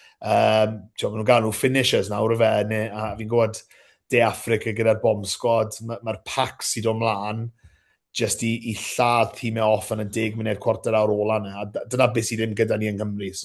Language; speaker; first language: Welsh; native; Welsh